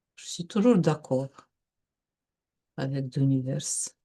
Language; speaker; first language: French; non-native, learner; Russian